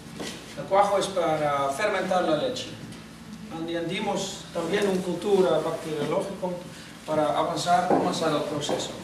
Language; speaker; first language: Spanish; non-native, fluent; Dutch